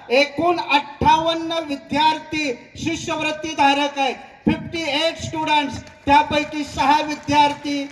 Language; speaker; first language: Marathi; native; Marathi